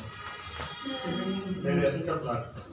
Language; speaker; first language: German; non-native, learner; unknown